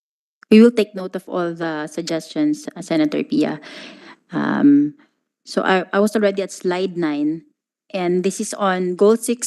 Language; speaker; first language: English; non-native, local second language; Filipino